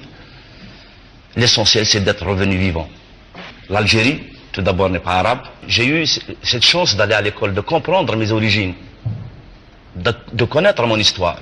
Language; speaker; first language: French; non-native, local second language; Kabyle